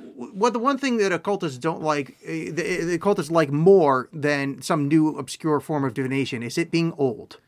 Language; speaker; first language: English; native; English